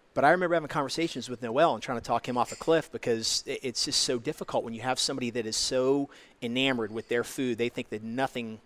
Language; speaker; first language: English; native; English